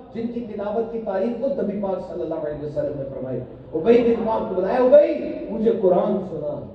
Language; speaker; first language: Urdu; native; Urdu